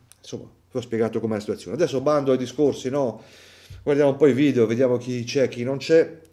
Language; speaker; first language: Italian; native; Italian